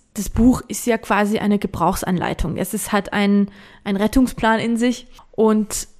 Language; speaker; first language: German; non-native, fluent; Georgian